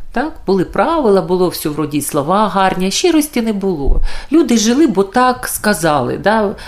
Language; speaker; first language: Ukrainian; native; Ukrainian